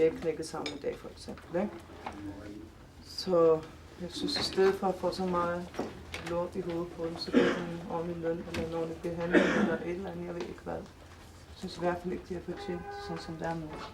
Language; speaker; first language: Danish; native; Danish